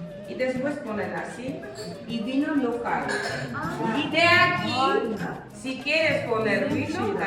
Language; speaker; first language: Spanish; non-native, fluent; Armenian